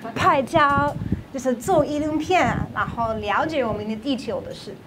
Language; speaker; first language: Chinese; non-native, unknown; English